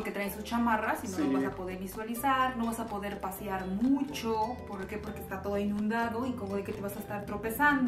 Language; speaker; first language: Spanish; native; Spanish